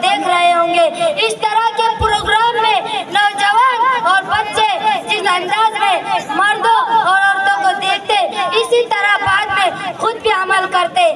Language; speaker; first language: Hindi; native; Hindi